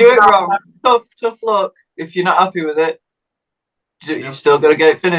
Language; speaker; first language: English; native; English